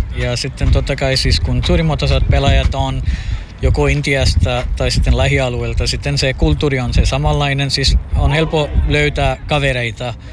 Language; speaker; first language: Finnish; non-native, fluent; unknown